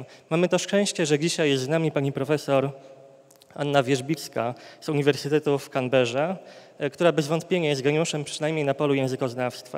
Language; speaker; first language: Polish; native; Polish